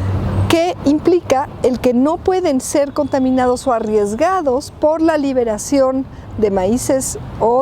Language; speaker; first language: Spanish; native; Spanish